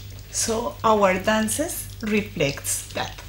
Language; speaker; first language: English; non-native, fluent; Spanish